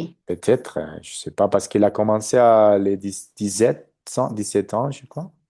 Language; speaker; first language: French; non-native, learner; Spanish